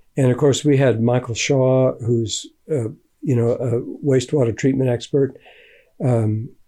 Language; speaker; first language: English; native; English